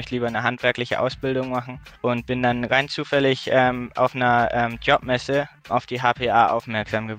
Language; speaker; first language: German; native; German